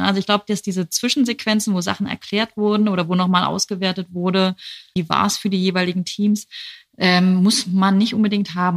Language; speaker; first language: German; native; German